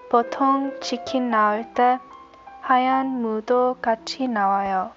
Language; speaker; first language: Korean; non-native, learner; English